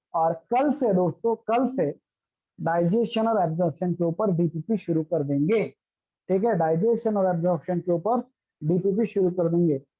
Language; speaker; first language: Hindi; non-native, local second language; Marathi